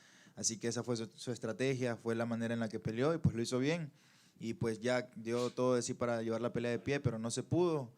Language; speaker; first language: Spanish; native; Spanish